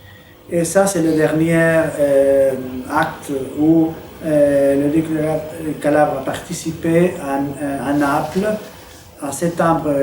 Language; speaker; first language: French; non-native, fluent; Spanish